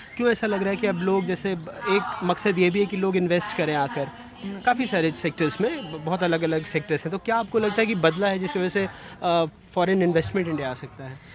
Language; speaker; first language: Hindi; native; Hindi